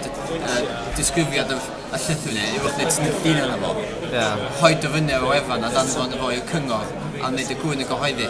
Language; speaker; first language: Welsh; native; Welsh